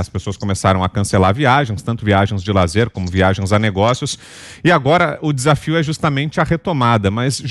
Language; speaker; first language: Portuguese; native; Portuguese